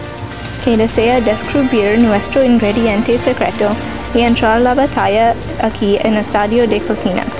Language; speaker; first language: Spanish; non-native, learner; English